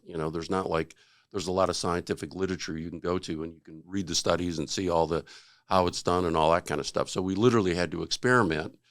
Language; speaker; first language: English; native; English